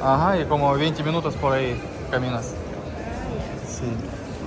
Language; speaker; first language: Spanish; non-native, learner; Russian